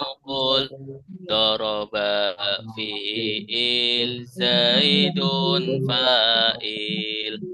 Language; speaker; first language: Arabic; non-native, fluent; Indonesian